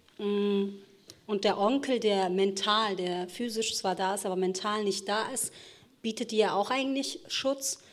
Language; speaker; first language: German; early bilingual, other home language; Kurdish